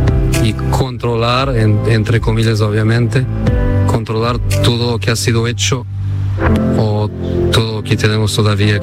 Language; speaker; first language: Spanish; non-native, fluent; Portuguese